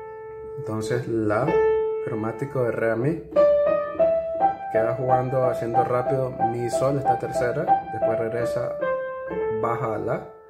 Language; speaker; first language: Spanish; native; Spanish